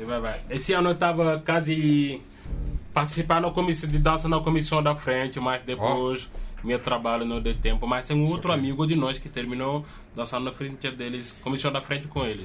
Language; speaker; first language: Portuguese; non-native, learner; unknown